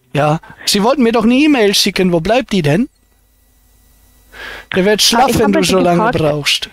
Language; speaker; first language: German; native; German